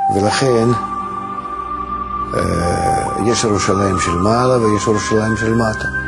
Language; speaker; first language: Hebrew; non-native, fluent; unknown